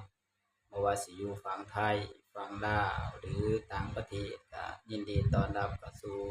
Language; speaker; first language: Thai; non-native, local second language; Lao